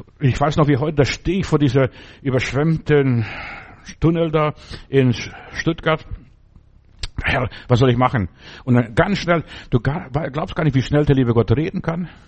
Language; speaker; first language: German; early bilingual, other home language; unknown